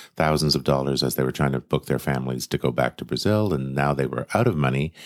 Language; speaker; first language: English; native; English